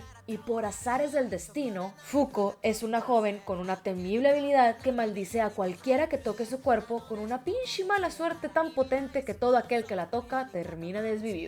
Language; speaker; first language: Spanish; native; Spanish